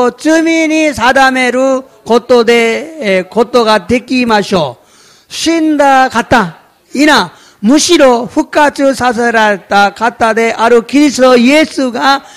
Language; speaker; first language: Japanese; non-native, fluent; Korean